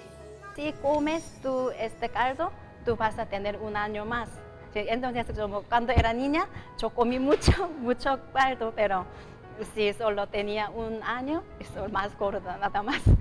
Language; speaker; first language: Spanish; non-native, learner; Korean